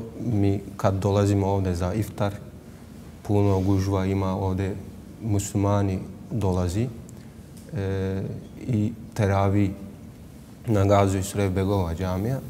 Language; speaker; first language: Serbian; non-native, learner; Turkish